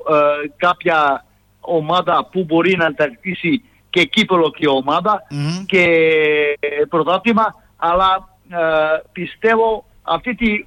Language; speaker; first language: Greek; non-native, fluent; Serbian